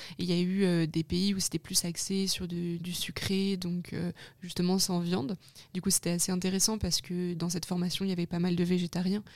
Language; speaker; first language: French; native; French